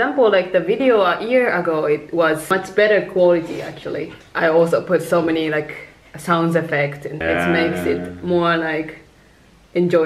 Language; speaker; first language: English; non-native, local second language; Japanese